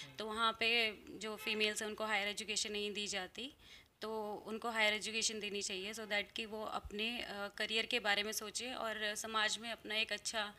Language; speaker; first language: Hindi; native; Hindi